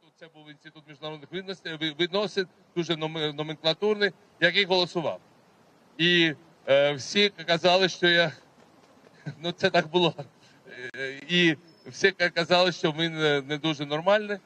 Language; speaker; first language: Ukrainian; non-native, fluent; Georgian